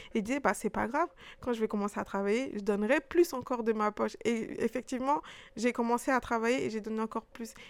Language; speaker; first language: French; early bilingual, other home language; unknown